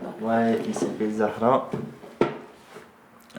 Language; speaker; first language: French; non-native, learner; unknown